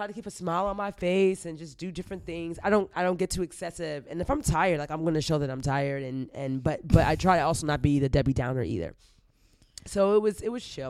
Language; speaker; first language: English; native; English